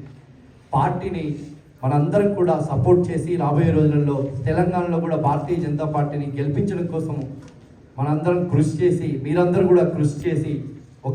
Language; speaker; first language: Telugu; native; Telugu